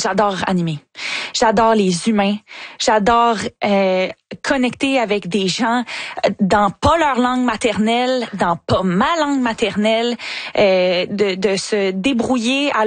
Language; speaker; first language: French; native; French